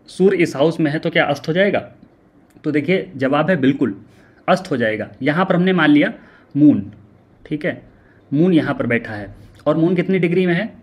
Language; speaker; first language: Hindi; native; Hindi